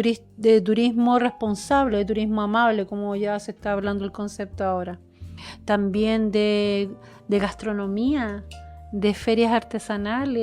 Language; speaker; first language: Spanish; native; Spanish